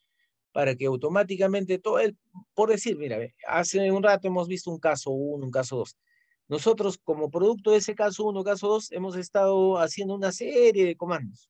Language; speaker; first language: Spanish; native; Spanish